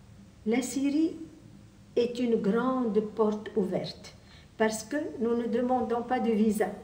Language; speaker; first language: French; non-native, local second language; Arabic